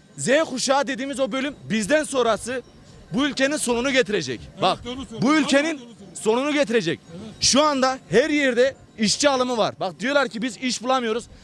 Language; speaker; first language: Turkish; native; Turkish